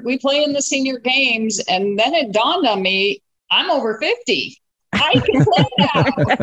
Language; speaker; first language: English; native; English